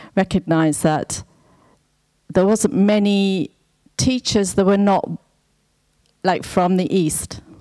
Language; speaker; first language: English; native; English